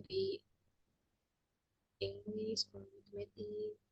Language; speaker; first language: English; non-native, learner; Indonesian